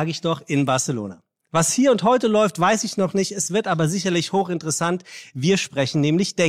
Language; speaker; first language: German; native; German